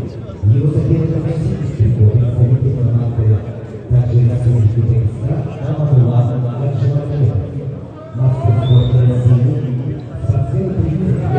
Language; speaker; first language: Russian; native; Russian